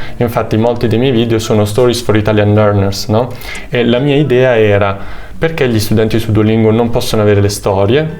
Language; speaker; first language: Italian; native; Italian